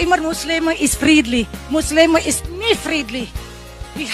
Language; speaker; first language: German; non-native, learner; Indonesian